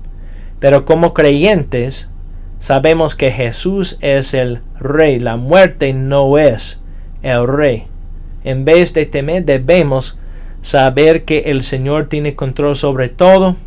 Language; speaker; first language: Spanish; non-native, fluent; English